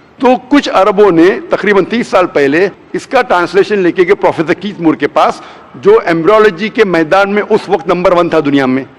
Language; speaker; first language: Hindi; non-native, local second language; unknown